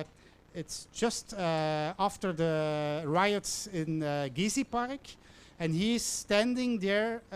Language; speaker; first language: English; non-native, fluent; Dutch